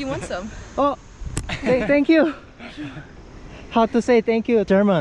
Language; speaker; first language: English; non-native, learner; Korean